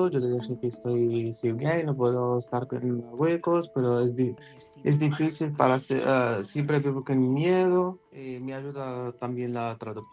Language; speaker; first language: Spanish; non-native, learner; Arabic